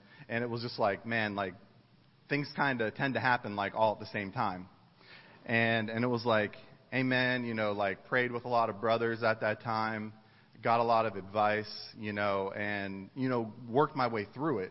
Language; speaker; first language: English; native; English